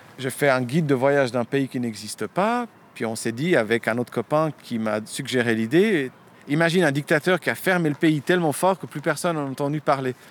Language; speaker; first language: French; early bilingual, other home language; Romanian